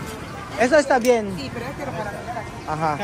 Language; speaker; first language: Spanish; non-native, learner; Filipino